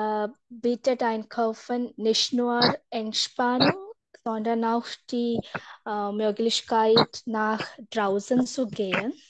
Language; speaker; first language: German; non-native, learner; Malayalam